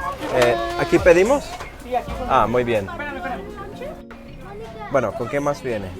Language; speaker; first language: Spanish; non-native, learner; English